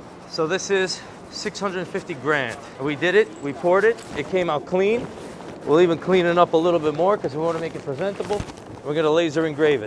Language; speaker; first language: English; early bilingual, other home language; Russian